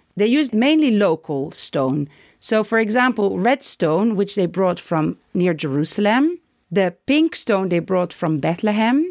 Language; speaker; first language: English; non-native, fluent; Dutch